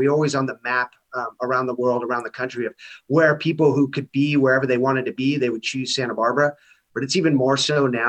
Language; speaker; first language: English; native; English